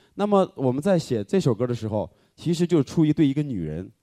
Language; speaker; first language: Chinese; native; Chinese